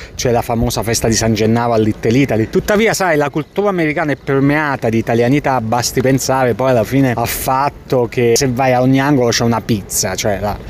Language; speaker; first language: Italian; native; Italian